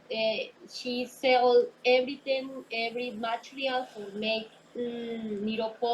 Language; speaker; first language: English; non-native, learner; Spanish